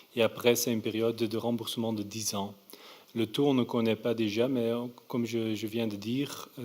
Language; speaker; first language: French; non-native, local second language; Dutch